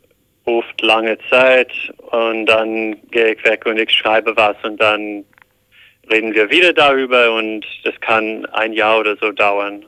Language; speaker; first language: German; non-native, fluent; English